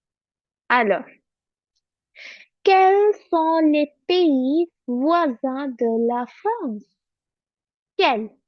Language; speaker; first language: French; non-native, fluent; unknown